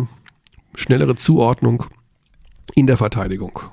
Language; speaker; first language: German; native; German